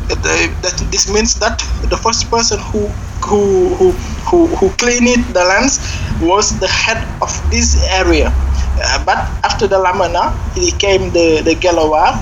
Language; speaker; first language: English; non-native, fluent; Serer